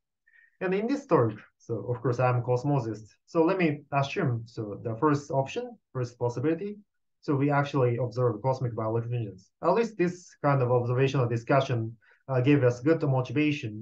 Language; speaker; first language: English; non-native, fluent; Japanese